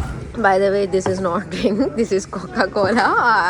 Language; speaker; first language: English; non-native, learner; Urdu